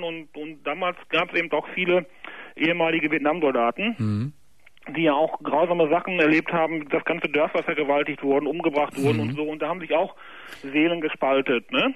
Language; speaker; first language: German; native; German